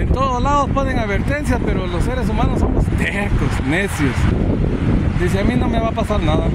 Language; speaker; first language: Spanish; native; Spanish